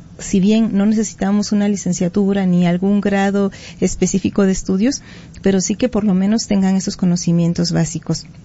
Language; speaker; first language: Spanish; native; Spanish